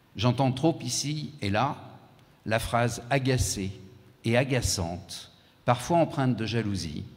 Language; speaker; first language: French; native; French